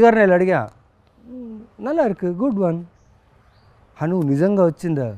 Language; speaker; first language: Telugu; native; Telugu